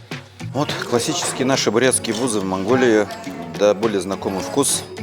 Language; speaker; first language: Russian; native; Russian